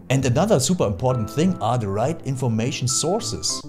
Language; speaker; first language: English; non-native, fluent; German